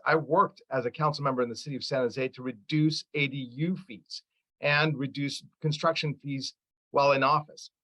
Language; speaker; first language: English; early bilingual, other home language; Arabic